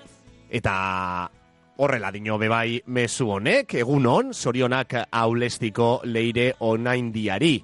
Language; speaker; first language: Basque; native; Basque